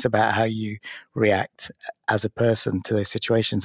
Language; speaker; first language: English; native; English